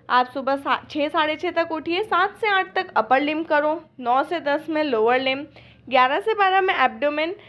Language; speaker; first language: Hindi; native; Hindi